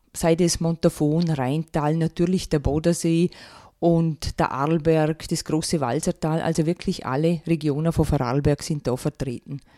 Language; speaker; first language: German; native; German